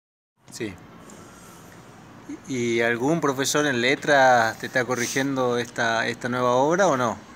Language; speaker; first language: Spanish; native; Spanish